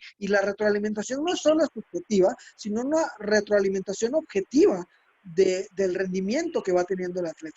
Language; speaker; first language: Spanish; native; Spanish